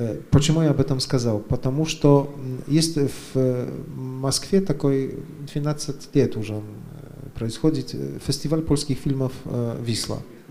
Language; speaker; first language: Russian; non-native, fluent; Polish